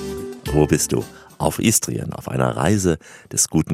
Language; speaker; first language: German; native; German